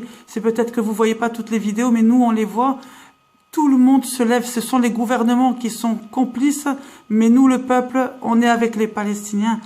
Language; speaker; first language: French; native; French